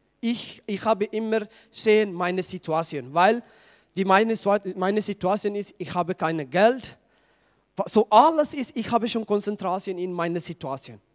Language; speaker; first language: German; non-native, learner; Tigrinya